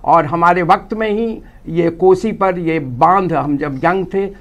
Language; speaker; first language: Hindi; native; Hindi